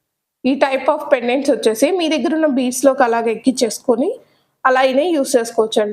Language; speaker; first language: Telugu; native; Telugu